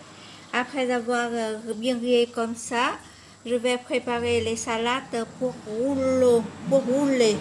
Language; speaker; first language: French; non-native, fluent; Vietnamese